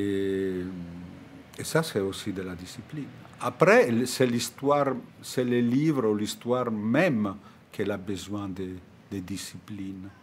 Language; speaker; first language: French; non-native, fluent; Italian